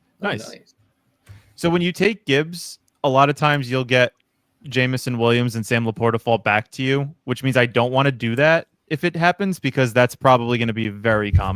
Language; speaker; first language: English; native; English